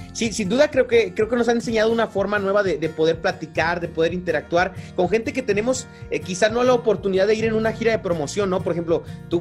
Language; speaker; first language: Spanish; native; Spanish